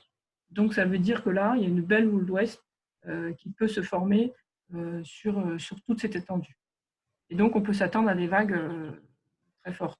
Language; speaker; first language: French; native; French